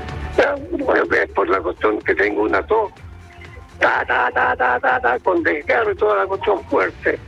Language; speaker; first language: Spanish; native; Spanish